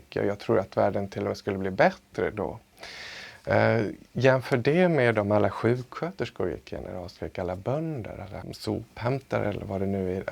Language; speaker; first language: Swedish; native; Swedish